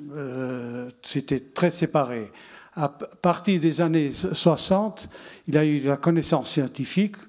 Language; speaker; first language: French; non-native, fluent; Portuguese